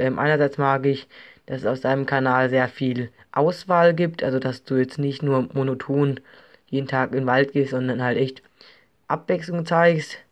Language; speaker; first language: German; native; German